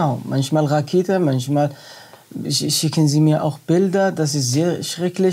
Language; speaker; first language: German; non-native, learner; Arabic